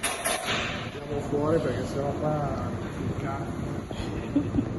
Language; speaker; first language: Italian; non-native, fluent; French